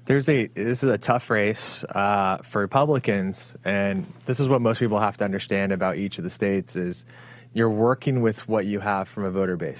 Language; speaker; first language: English; native; English